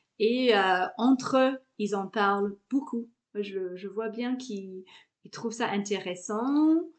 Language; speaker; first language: French; non-native, fluent; English